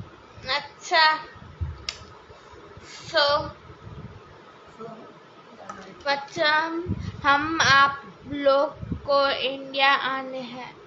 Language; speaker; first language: Hindi; non-native, local second language; Bangla